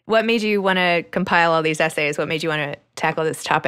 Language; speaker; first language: English; native; English